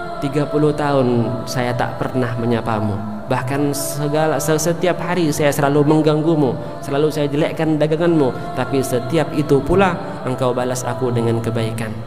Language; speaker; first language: Indonesian; native; Indonesian